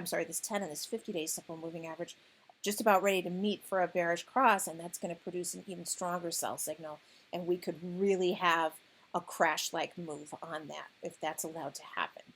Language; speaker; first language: English; native; English